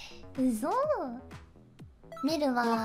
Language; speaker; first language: Japanese; native; Japanese